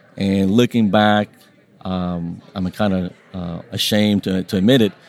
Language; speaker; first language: English; early bilingual, other home language; Vietnamese